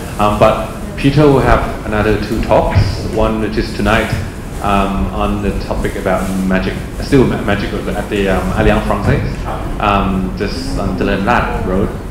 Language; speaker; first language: English; non-native, fluent; Thai